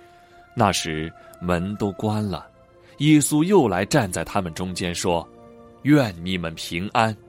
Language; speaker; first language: Chinese; native; Chinese